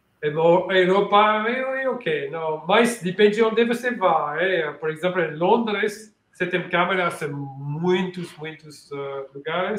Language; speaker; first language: Portuguese; non-native, learner; French